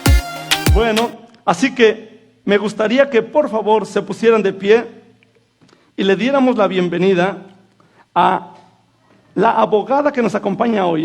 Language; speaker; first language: Spanish; native; Spanish